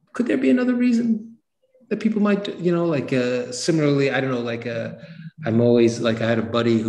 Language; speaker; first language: English; native; English